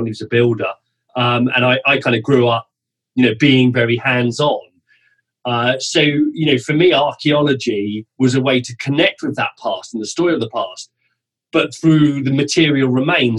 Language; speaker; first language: English; native; English